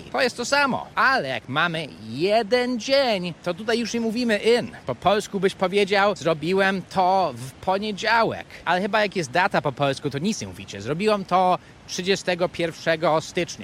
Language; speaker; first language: Polish; early bilingual, heritage; Polish